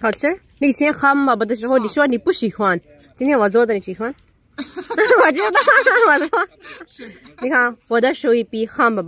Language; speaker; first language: Chinese; non-native, fluent; Urdu